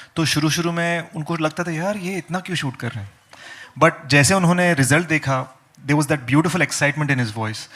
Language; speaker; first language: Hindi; non-native, learner; Telugu